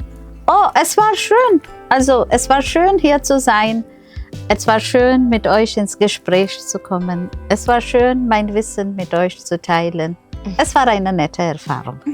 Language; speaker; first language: German; non-native, fluent; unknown